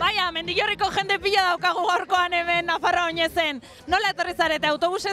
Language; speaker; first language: Basque; native; Basque